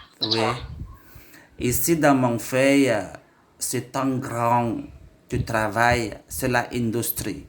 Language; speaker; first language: French; non-native, learner; Indonesian